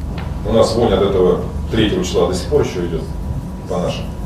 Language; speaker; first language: Russian; native; Russian